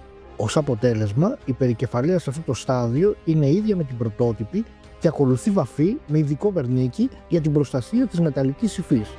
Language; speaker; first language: Greek; native; Greek